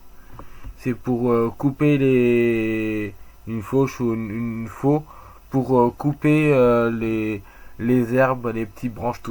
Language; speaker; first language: French; native; French